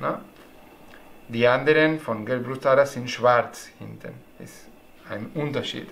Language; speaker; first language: German; non-native, learner; Spanish